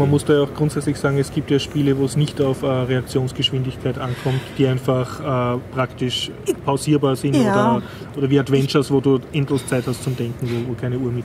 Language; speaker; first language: German; native; German